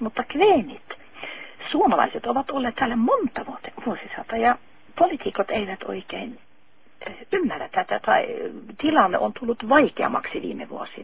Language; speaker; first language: Finnish; non-native, fluent; Norwegian